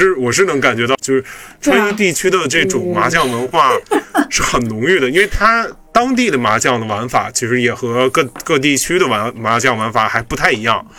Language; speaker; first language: Chinese; native; Chinese